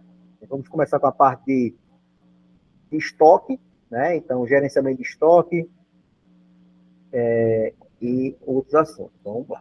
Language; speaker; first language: Portuguese; native; Portuguese